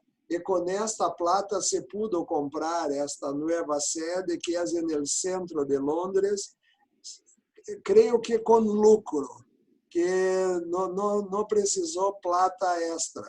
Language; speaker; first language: Spanish; non-native, learner; Portuguese